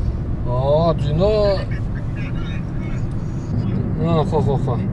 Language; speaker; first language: Chinese; native; Chinese